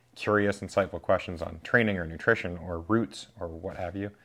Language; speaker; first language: English; native; English